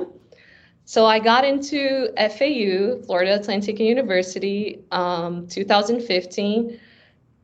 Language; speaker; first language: English; early bilingual, other home language; Portuguese